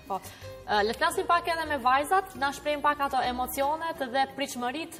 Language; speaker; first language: Albanian; native; Albanian